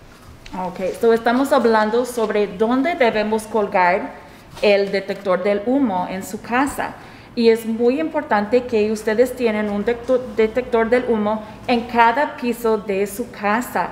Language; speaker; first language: Spanish; early bilingual, heritage; Spanish